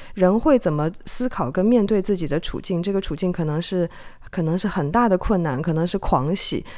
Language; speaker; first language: Chinese; native; Chinese